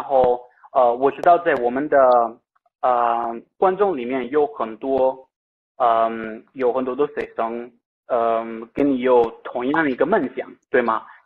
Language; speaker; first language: Chinese; non-native, fluent; Italian